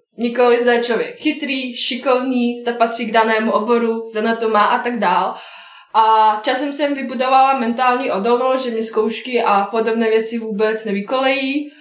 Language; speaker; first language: Czech; non-native, fluent; Bosnian